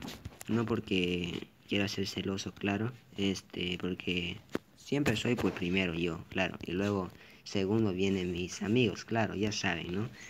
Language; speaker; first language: Spanish; native; Spanish